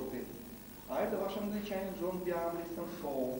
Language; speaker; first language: Russian; native; Russian